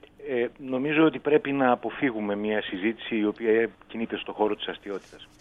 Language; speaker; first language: Greek; native; Greek